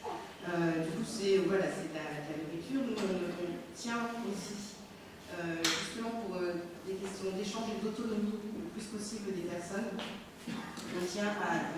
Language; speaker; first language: French; native; French